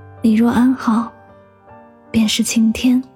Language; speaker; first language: Chinese; native; Chinese